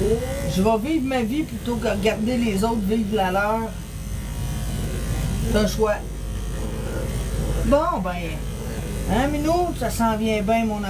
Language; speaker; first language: French; native; French